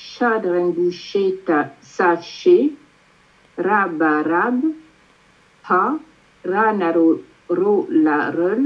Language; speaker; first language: French; native; French